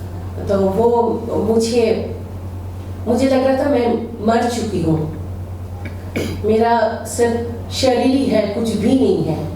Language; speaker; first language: Hindi; non-native, local second language; Bangla